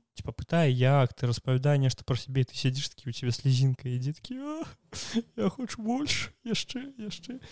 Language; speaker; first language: Belarusian; non-native, local second language; Russian